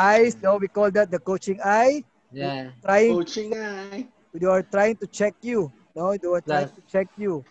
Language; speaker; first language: English; non-native, local second language; Filipino